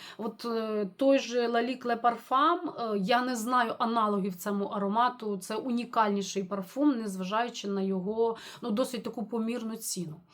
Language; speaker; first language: Ukrainian; non-native, local second language; Russian